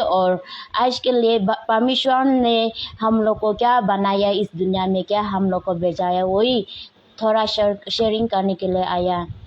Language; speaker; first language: Hindi; non-native, local second language; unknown